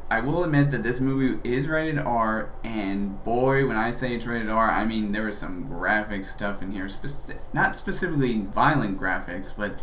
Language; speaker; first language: English; native; English